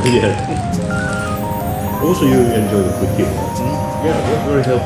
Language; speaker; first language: English; non-native, fluent; Khmer